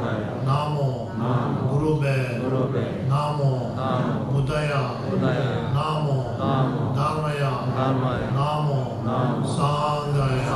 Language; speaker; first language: Russian; non-native, learner; Tibetan